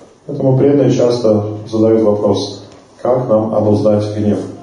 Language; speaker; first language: Russian; native; Russian